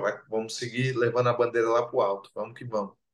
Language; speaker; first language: Portuguese; native; Portuguese